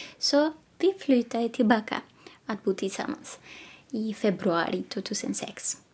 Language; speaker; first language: Swedish; non-native, fluent; Spanish